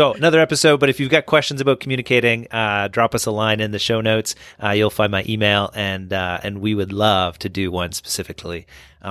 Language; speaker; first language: English; native; English